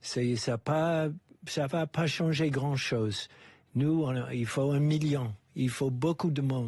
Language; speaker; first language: French; non-native, fluent; English